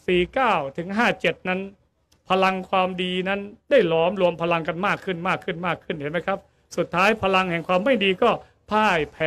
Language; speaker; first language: Thai; native; Thai